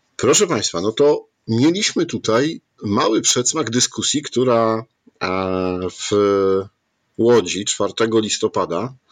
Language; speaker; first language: Polish; native; Polish